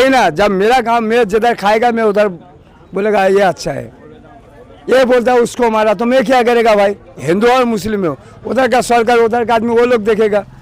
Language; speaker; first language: Hindi; non-native, local second language; Bangla